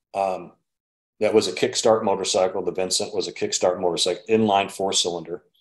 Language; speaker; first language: English; native; English